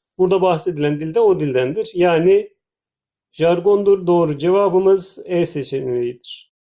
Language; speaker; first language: Turkish; native; Turkish